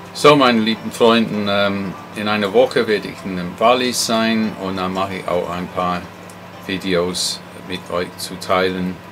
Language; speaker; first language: German; non-native, fluent; English